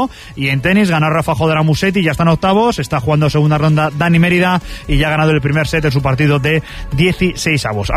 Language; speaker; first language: Spanish; native; Spanish